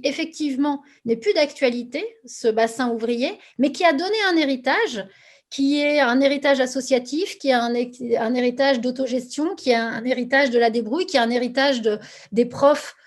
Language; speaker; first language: French; native; French